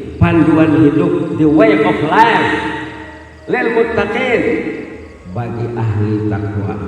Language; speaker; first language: Indonesian; non-native, local second language; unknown